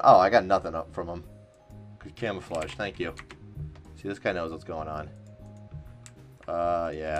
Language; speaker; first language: English; native; English